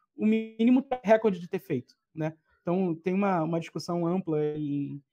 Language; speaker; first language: Portuguese; native; Portuguese